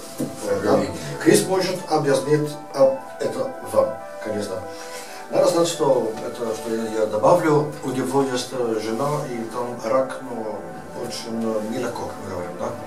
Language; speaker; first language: Russian; non-native, learner; Dutch